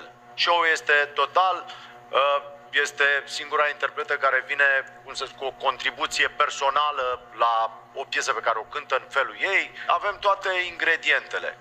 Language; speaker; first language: Romanian; native; Romanian